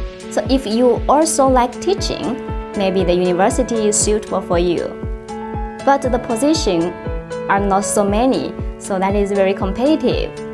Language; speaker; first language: English; non-native, fluent; Chinese